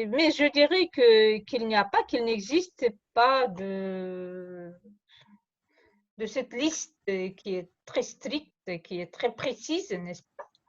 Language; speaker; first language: French; non-native, fluent; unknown